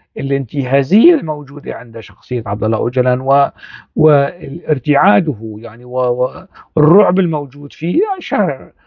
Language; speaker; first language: Arabic; non-native, local second language; Kurdish